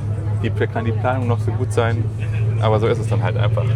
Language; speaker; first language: German; native; German